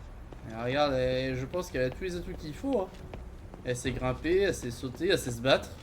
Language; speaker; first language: French; native; French